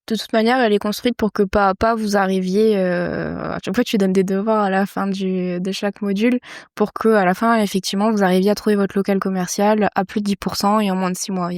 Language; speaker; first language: French; native; French